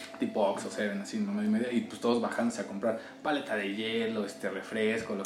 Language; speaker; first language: Spanish; native; Spanish